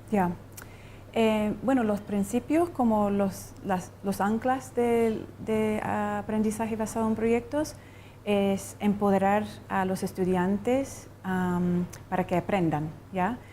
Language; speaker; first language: Spanish; non-native, fluent; English